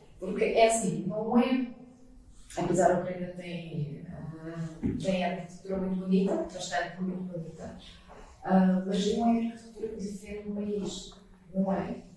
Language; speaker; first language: Portuguese; non-native, fluent; Russian